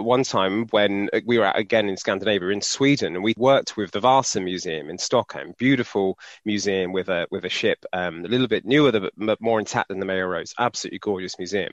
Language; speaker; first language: English; native; English